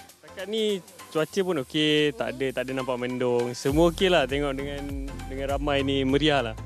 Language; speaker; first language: Malay; native; Malay